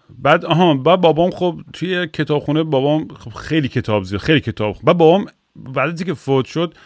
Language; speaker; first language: Persian; early bilingual, heritage; Persian